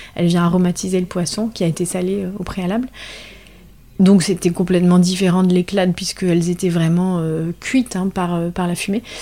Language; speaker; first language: French; native; French